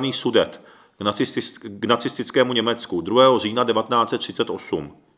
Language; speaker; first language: Czech; early bilingual, other home language; Japanese